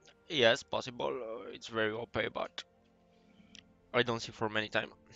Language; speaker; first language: English; non-native, learner; Romanian